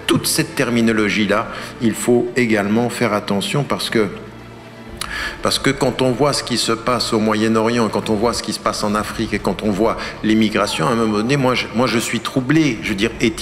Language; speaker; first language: French; early bilingual, other home language; Arabic